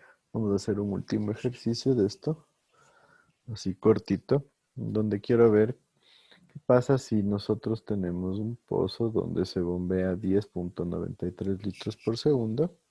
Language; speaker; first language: Spanish; native; Spanish